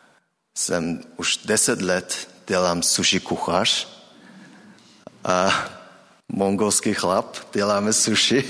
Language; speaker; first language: Czech; non-native, learner; Mongolian